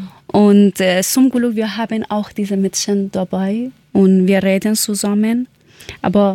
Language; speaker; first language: German; non-native, learner; Persian